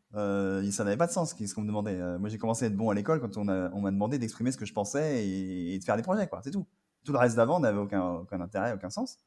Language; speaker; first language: French; native; French